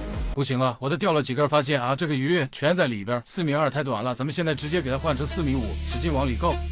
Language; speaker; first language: Chinese; native; Chinese